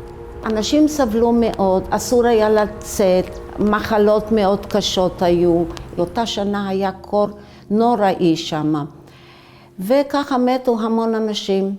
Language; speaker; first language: Hebrew; early bilingual, other home language; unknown